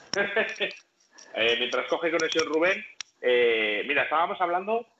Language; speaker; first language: Spanish; native; Spanish